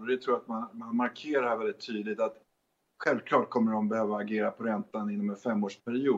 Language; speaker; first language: Swedish; native; Swedish